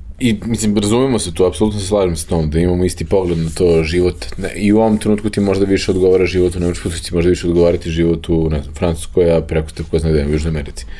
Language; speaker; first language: Serbian; native; Serbian